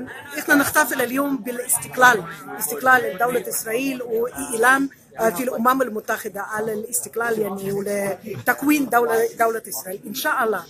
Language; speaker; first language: Arabic; non-native, fluent; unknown